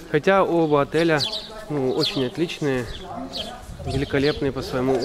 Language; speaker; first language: Russian; native; Russian